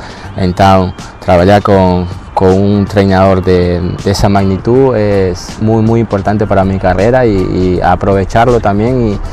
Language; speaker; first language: Portuguese; non-native, learner; Spanish